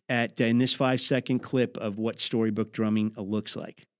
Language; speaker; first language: English; native; English